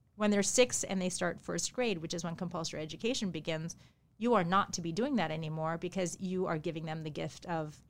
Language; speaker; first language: English; early bilingual, other home language; Japanese